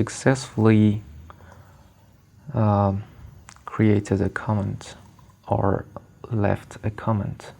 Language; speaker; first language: English; non-native, fluent; Persian